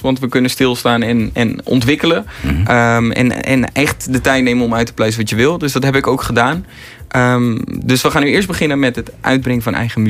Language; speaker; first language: Dutch; native; Dutch